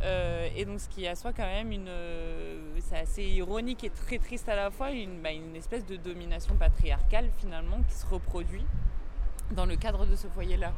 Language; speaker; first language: French; native; French